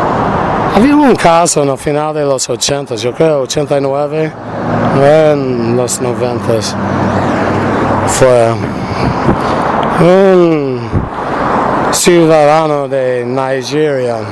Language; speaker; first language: Spanish; non-native, fluent; English